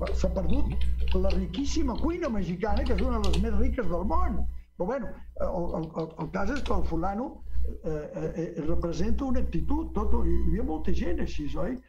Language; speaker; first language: Catalan; early bilingual, heritage; Catalan